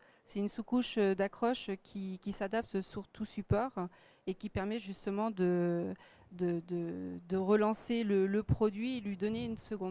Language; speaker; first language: French; native; French